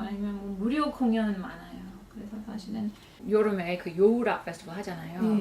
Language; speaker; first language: Korean; non-native, fluent; English